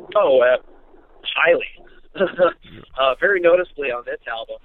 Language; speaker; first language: English; native; English